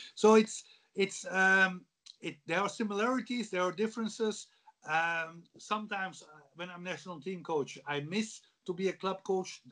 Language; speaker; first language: English; non-native, fluent; Dutch